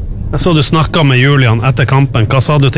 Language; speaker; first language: Norwegian; native; Norwegian